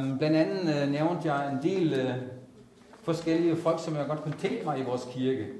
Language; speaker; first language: Danish; native; Danish